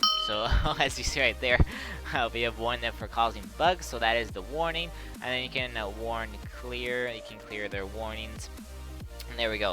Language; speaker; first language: English; native; English